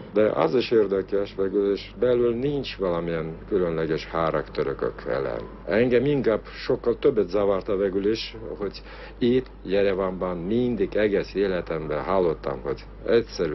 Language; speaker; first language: Hungarian; non-native, fluent; Armenian